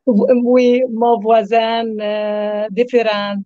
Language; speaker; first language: French; non-native, learner; Arabic